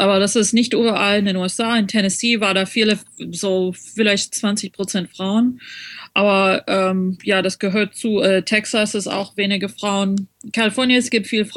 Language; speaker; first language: German; non-native, learner; French